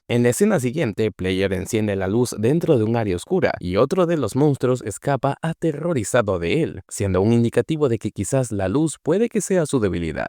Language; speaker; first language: Spanish; native; Spanish